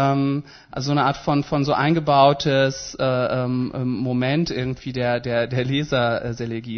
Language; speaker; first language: German; native; German